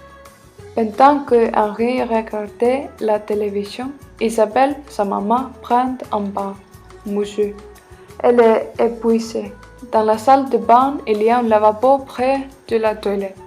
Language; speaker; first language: French; non-native, learner; Icelandic